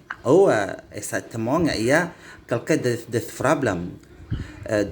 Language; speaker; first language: French; non-native, learner; Indonesian